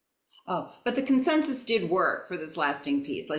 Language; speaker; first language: English; native; English